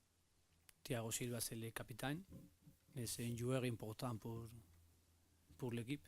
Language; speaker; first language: French; non-native, learner; Spanish